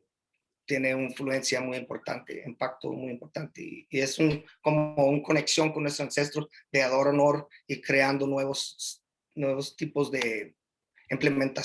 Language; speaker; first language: Spanish; early bilingual, heritage; English